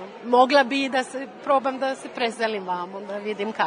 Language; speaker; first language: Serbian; non-native, learner; Swedish